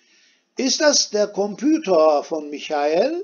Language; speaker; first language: German; non-native, fluent; Turkish